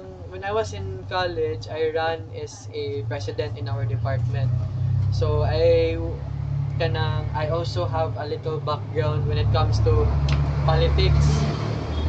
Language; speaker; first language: English; non-native, local second language; Cebuano